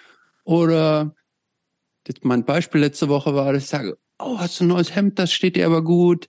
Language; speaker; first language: German; native; German